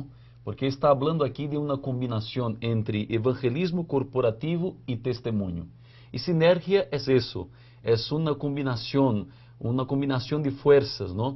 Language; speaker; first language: Spanish; non-native, fluent; Portuguese